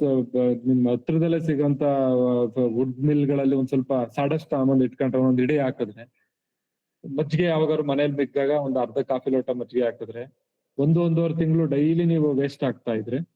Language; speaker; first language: Kannada; native; Kannada